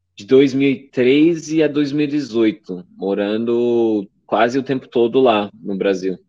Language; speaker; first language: Portuguese; non-native, fluent; English